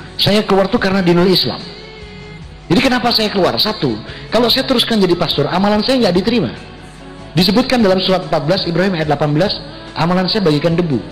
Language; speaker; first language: Indonesian; native; Indonesian